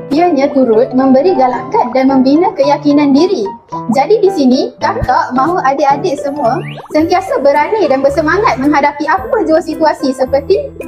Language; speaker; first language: Malay; native; Malay